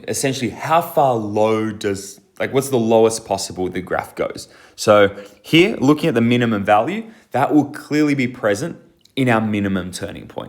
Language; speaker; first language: English; native; English